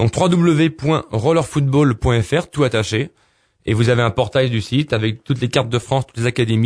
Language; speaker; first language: French; native; French